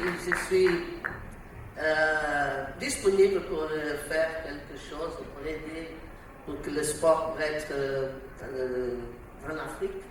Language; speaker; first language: French; non-native, learner; Portuguese